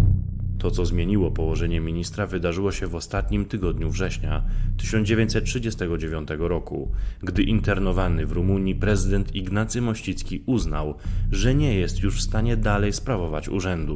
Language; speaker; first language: Polish; native; Polish